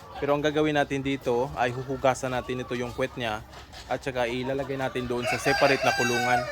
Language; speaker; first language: Filipino; native; Filipino